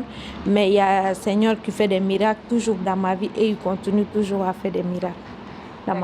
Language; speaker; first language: French; non-native, local second language; Mandingo